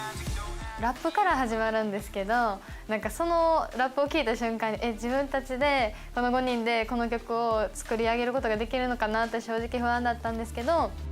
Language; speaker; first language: Japanese; native; Japanese